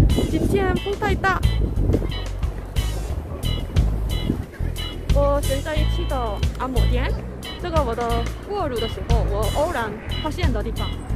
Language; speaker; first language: Chinese; non-native, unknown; Korean